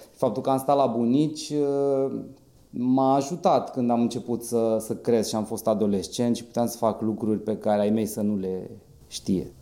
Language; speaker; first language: Romanian; native; Romanian